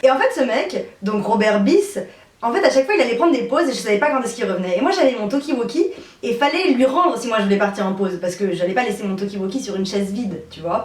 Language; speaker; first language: French; native; French